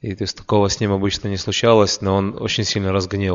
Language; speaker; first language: Russian; native; Russian